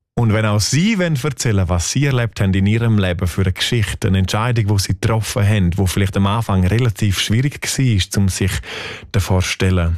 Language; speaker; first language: German; native; German